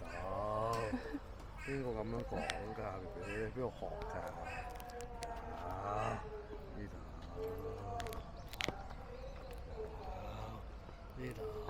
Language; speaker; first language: Cantonese; native; Cantonese